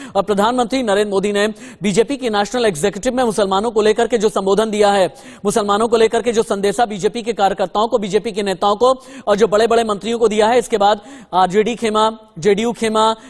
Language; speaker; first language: Hindi; native; Hindi